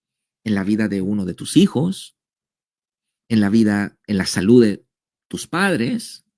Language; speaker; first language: Spanish; native; Spanish